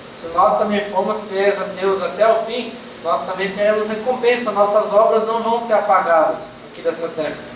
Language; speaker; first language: Portuguese; native; Portuguese